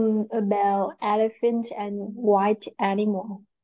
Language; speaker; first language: English; non-native, learner; Vietnamese